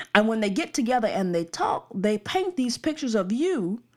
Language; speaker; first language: English; native; English